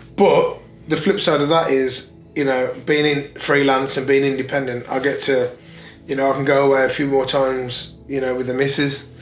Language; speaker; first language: English; native; English